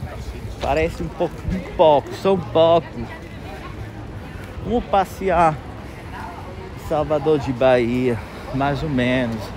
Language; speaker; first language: Portuguese; non-native, fluent; Italian